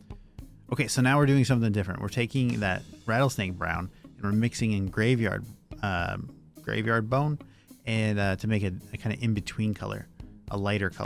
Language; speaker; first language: English; native; English